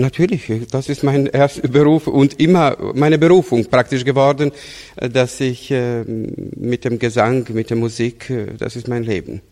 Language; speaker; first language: German; non-native, fluent; Serbian